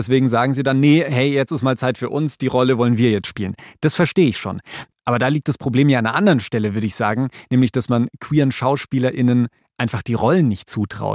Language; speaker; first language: German; native; German